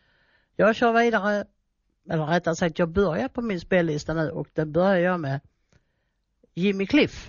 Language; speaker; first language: Swedish; native; Swedish